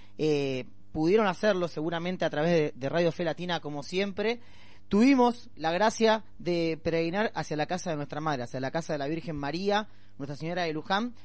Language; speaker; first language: Spanish; native; Spanish